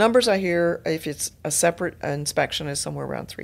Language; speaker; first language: English; native; English